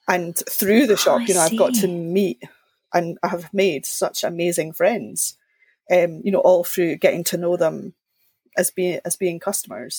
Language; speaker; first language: English; native; English